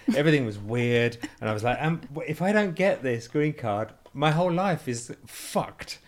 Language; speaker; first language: English; native; English